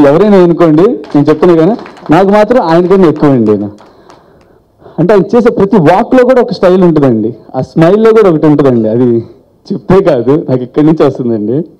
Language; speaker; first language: Telugu; native; Telugu